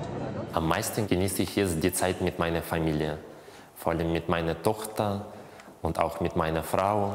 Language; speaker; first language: German; non-native, fluent; Russian